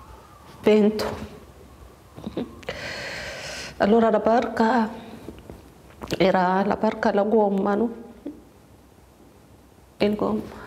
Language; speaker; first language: Italian; non-native, learner; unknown